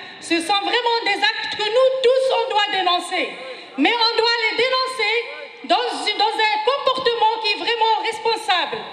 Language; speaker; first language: French; non-native, local second language; Arabic